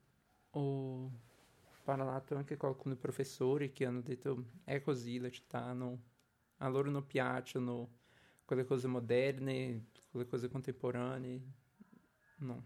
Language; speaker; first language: Italian; non-native, learner; Portuguese